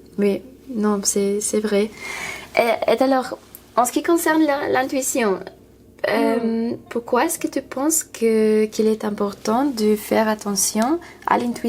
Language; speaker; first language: French; non-native, learner; English